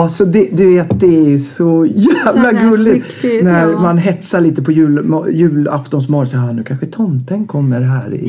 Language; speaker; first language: Swedish; native; Swedish